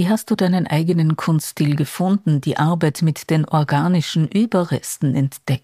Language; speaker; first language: German; native; German